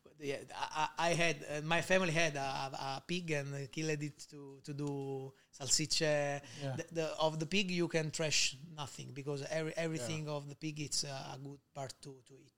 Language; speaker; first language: English; non-native, learner; Italian